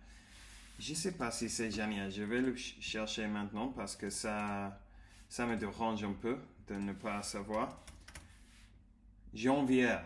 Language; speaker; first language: French; non-native, learner; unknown